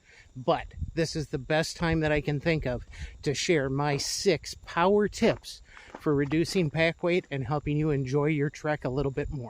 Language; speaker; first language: English; native; English